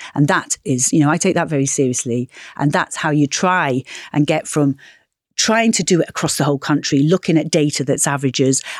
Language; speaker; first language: English; native; English